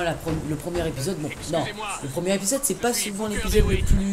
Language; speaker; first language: French; native; French